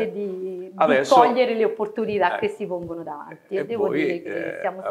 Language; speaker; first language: Italian; native; Italian